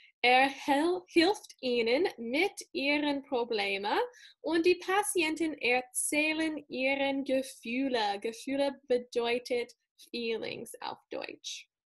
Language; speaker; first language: German; non-native, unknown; English